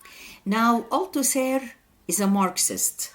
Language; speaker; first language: English; non-native, fluent; Arabic